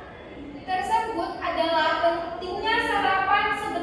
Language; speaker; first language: Indonesian; native; Indonesian